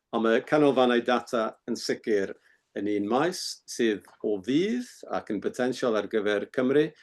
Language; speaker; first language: Welsh; native; Welsh